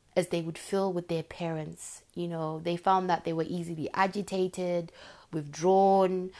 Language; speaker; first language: English; non-native, local second language; Shona